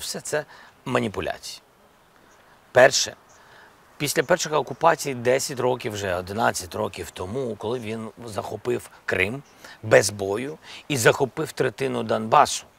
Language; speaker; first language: Ukrainian; non-native, local second language; Russian